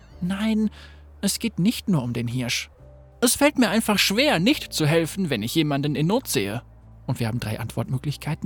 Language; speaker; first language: German; native; German